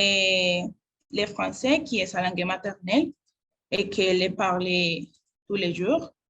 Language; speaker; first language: French; non-native, learner; Spanish